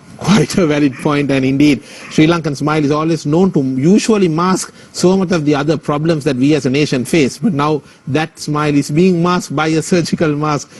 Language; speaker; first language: English; non-native, local second language; Sinhala